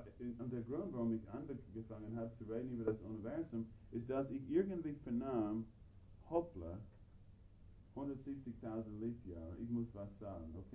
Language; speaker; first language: German; non-native, fluent; English